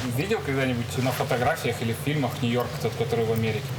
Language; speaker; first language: Russian; non-native, local second language; Ukrainian